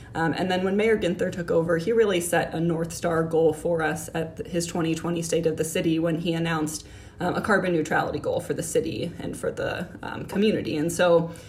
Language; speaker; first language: English; native; English